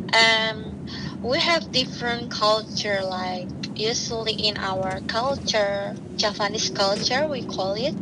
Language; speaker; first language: English; non-native, learner; Indonesian